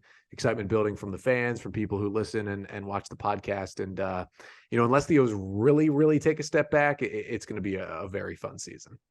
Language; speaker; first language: English; native; English